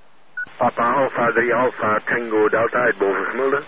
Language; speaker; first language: Dutch; native; Dutch